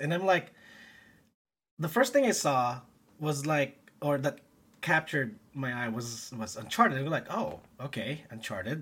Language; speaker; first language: English; non-native, local second language; Filipino